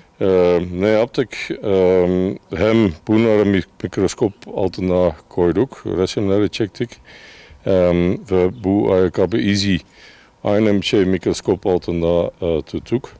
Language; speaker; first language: Turkish; non-native, fluent; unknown